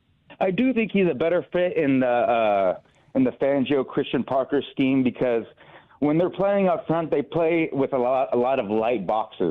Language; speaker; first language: English; native; English